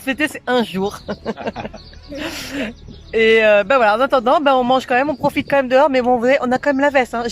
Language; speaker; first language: French; native; French